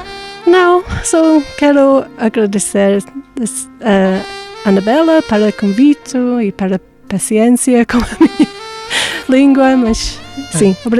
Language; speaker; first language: Portuguese; non-native, fluent; English